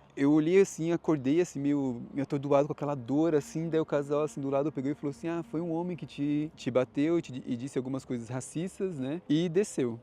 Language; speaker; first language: Portuguese; native; Portuguese